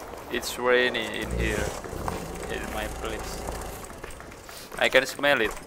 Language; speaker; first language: English; non-native, learner; Indonesian